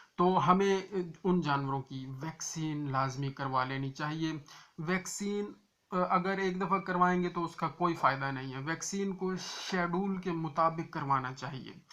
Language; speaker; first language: Urdu; non-native, local second language; Punjabi